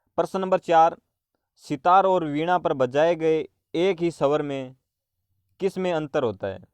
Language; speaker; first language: Hindi; native; Hindi